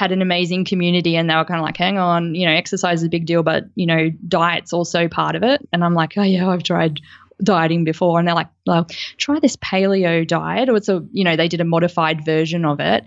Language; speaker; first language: English; native; English